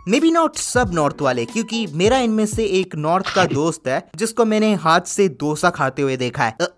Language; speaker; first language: Hindi; non-native, local second language; Kannada